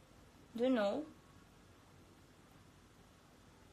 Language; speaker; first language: English; non-native, learner; Russian